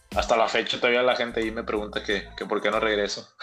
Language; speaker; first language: Spanish; native; Spanish